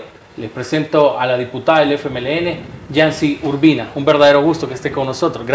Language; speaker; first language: Spanish; native; Spanish